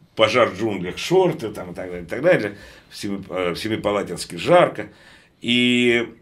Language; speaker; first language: Russian; native; Russian